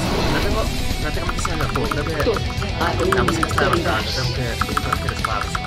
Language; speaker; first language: Spanish; native; Spanish